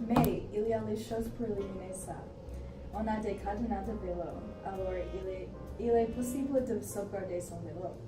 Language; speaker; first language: French; non-native, learner; English